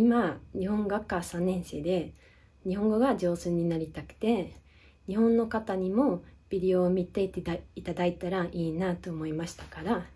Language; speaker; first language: Japanese; non-native, fluent; Dutch